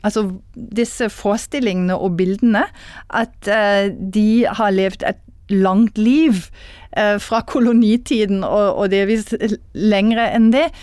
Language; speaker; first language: Norwegian; non-native, fluent; German